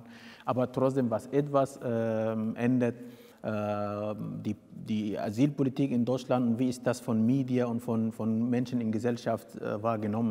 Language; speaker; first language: German; non-native, fluent; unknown